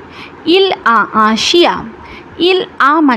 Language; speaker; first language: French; non-native, fluent; Bangla